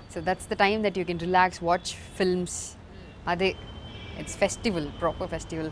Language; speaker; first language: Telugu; non-native, learner; Tamil